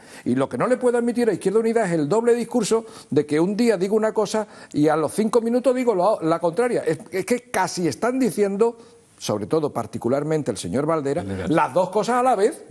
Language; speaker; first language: Spanish; native; Spanish